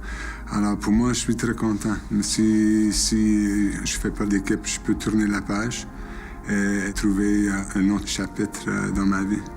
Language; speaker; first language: French; non-native, local second language; English